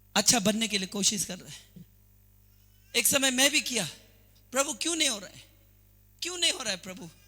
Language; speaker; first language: Hindi; non-native, local second language; Assamese